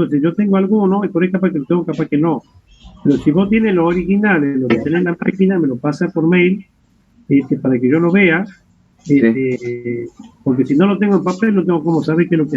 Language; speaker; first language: Spanish; native; Spanish